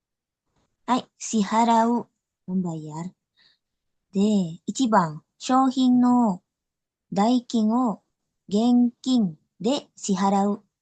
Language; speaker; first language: Japanese; non-native, learner; Indonesian